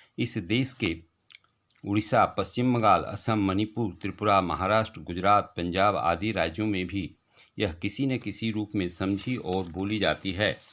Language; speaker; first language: Hindi; native; Hindi